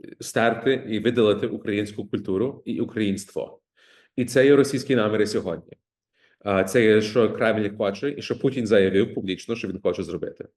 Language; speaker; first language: Ukrainian; early bilingual, heritage; Ukrainian